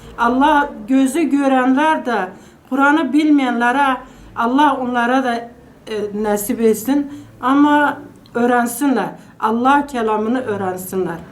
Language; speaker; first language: Turkish; non-native, local second language; Kurdish